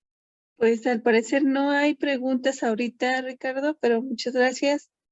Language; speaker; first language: Spanish; native; Spanish